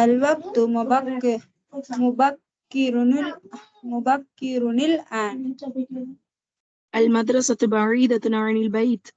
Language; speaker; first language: Arabic; non-native, learner; Tamil